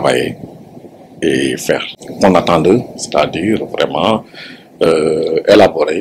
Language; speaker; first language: French; non-native, local second language; Wolof